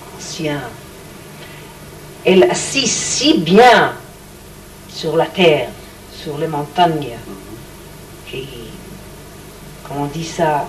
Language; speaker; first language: French; non-native, learner; Hebrew